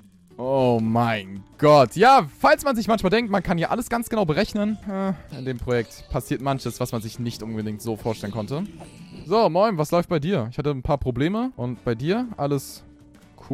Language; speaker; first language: German; native; German